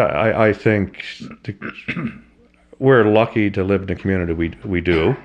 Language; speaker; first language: English; native; English